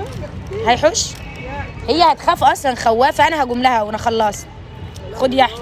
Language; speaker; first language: Arabic; native; Arabic